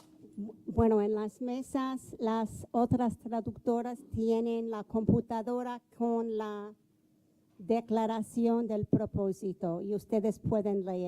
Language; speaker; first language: Spanish; non-native, fluent; English